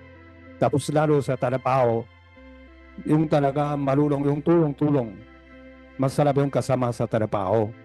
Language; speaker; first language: Filipino; non-native, learner; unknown